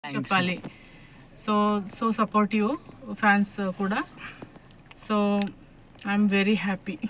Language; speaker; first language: Telugu; non-native, learner; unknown